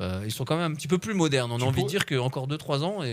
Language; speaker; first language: French; native; French